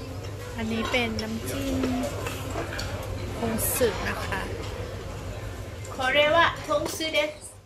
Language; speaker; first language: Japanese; non-native, learner; Thai